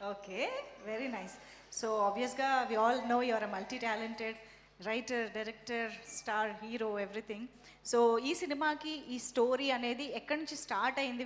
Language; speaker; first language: Telugu; native; Telugu